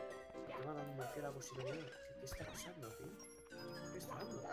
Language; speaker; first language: Spanish; native; Spanish